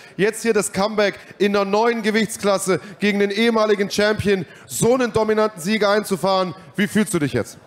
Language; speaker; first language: German; native; German